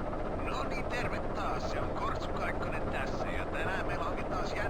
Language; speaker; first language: Finnish; native; Finnish